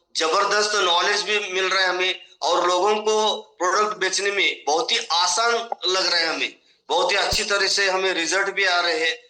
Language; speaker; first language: Hindi; non-native, local second language; Marathi